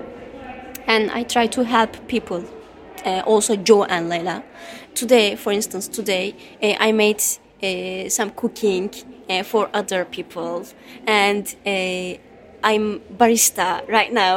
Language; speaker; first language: English; non-native, learner; Turkish